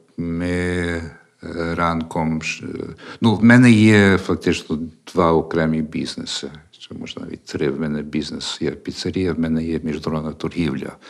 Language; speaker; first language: Ukrainian; early bilingual, heritage; Ukrainian